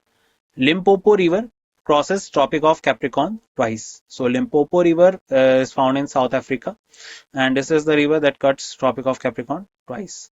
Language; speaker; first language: English; non-native, local second language; Hindi